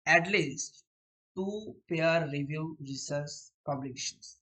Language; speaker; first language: English; non-native, local second language; Bangla